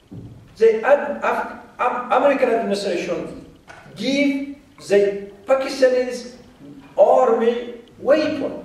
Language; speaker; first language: English; non-native, fluent; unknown